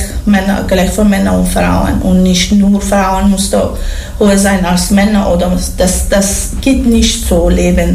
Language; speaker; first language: German; non-native, learner; Persian